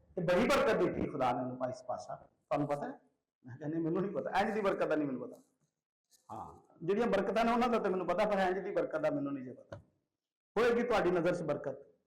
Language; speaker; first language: Hindi; non-native, local second language; Punjabi